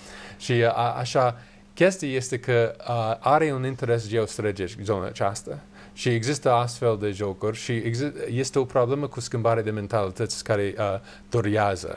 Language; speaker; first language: Romanian; non-native, learner; English